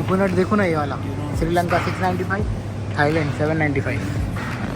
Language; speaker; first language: Hindi; native; Hindi